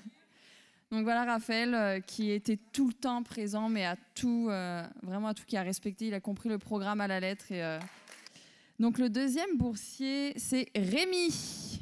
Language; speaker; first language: French; native; French